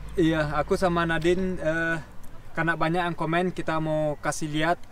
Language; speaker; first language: Indonesian; non-native, fluent; German